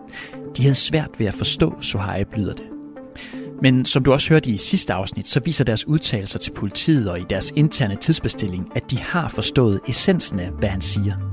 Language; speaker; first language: Danish; native; Danish